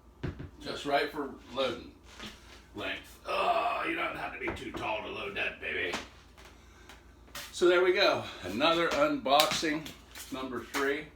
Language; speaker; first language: English; native; English